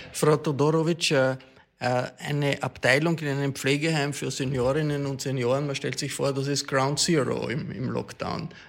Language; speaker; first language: German; native; German